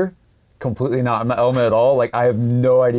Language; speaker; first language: English; native; English